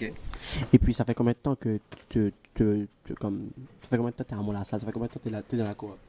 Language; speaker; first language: French; native; French